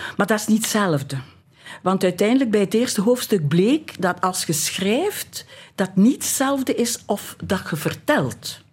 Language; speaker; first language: Dutch; native; Dutch